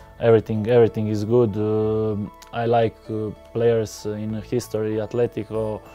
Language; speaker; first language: English; non-native, learner; Croatian